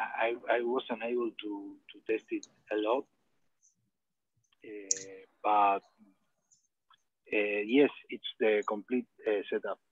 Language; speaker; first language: English; non-native, learner; Spanish